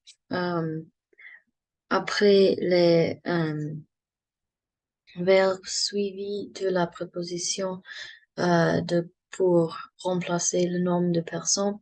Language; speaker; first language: French; non-native, learner; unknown